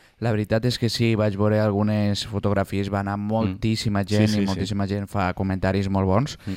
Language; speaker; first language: Catalan; native; Catalan